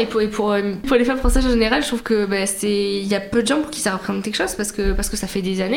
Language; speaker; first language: French; native; French